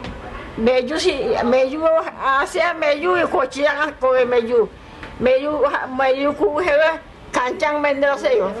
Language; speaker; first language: Korean; early bilingual, heritage; Spanish